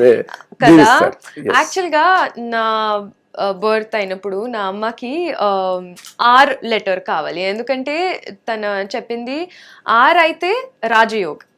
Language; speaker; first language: Telugu; non-native, learner; Hindi